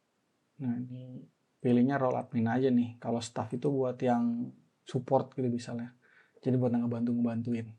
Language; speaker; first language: Indonesian; native; Indonesian